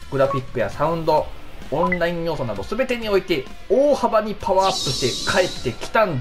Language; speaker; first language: Japanese; native; Japanese